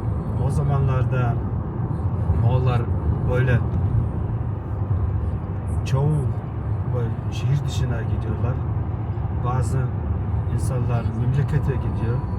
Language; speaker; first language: Turkish; non-native, fluent; Mongolian